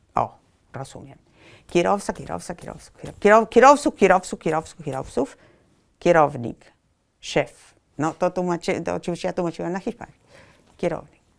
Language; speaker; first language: Polish; non-native, fluent; Spanish